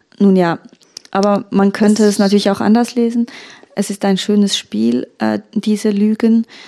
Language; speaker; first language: German; early bilingual, other home language; Turkish